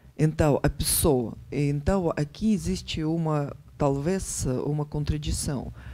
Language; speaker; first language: Portuguese; non-native, fluent; Russian